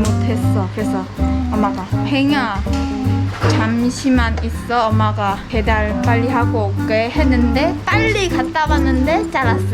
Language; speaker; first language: Korean; non-native, learner; Khmer